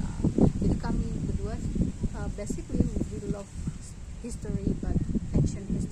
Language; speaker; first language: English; non-native, fluent; Indonesian